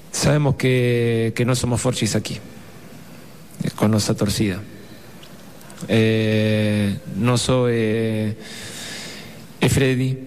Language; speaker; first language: Portuguese; non-native, fluent; Spanish